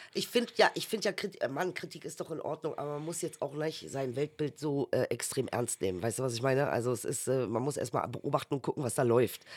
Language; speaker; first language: German; early bilingual, other home language; Turkish